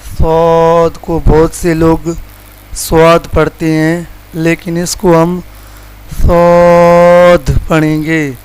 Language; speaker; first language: Urdu; non-native, local second language; Sindhi